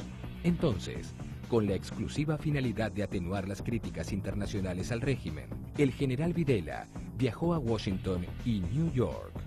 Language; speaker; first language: Spanish; native; Spanish